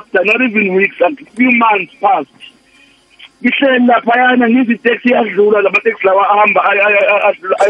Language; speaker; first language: English; non-native, local second language; Zulu